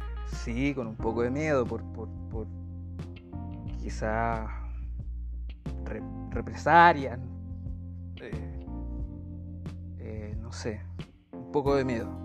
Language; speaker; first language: Spanish; native; Spanish